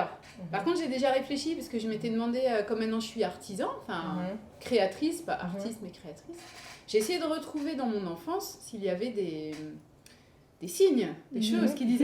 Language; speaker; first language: French; native; French